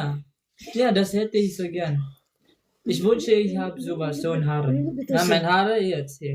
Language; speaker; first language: German; non-native, learner; Cebuano